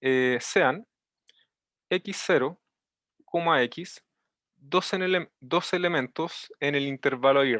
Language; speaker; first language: Spanish; native; Spanish